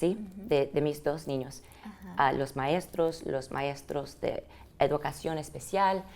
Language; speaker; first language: Spanish; early bilingual, heritage; English